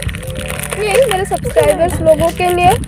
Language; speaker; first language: Hindi; native; Hindi